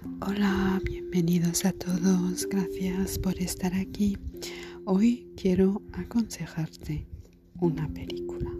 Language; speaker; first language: Spanish; non-native, learner; French